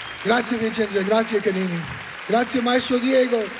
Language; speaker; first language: Italian; non-native, fluent; English